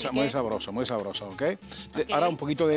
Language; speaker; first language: Spanish; native; Spanish